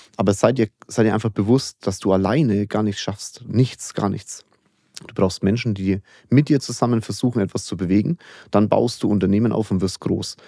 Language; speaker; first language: German; native; German